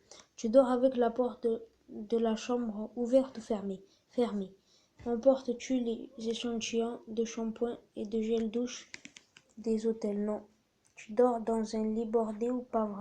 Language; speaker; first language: French; native; French